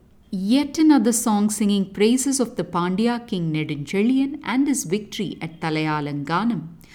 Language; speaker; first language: English; non-native, local second language; Tamil